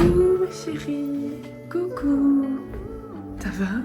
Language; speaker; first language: French; native; French